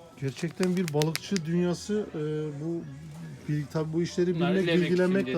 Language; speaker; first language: Turkish; native; Turkish